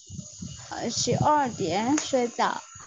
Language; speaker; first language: Chinese; non-native, learner; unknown